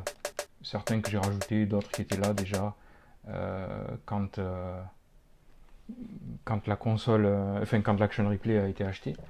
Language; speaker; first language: French; native; French